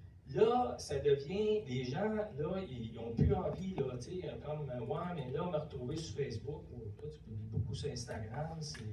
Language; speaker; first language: French; native; French